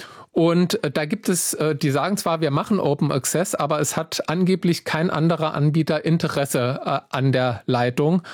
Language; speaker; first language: German; native; German